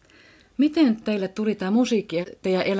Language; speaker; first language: Finnish; native; Finnish